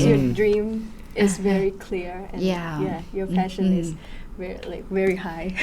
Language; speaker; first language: English; non-native, fluent; Thai